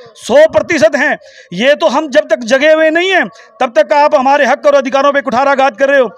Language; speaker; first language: Hindi; native; Hindi